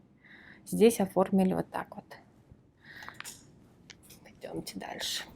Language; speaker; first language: Russian; non-native, local second language; Kyrgyz